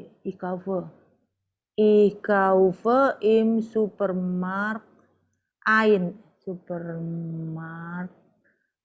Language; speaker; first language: German; non-native, fluent; Indonesian